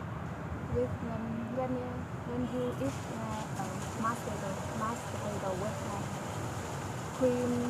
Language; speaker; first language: English; non-native, learner; Vietnamese